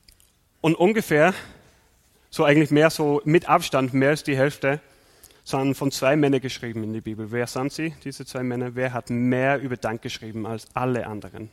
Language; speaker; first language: German; non-native, fluent; English